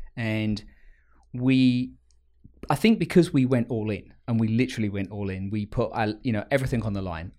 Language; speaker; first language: English; native; English